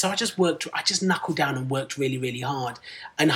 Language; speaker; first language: English; non-native, local second language; Punjabi